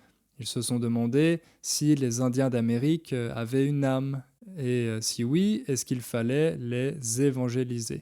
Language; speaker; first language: French; native; French